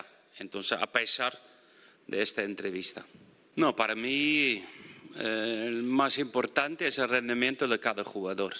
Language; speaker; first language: Spanish; non-native, fluent; Dutch